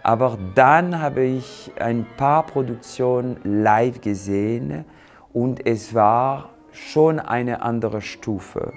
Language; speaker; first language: German; non-native, fluent; French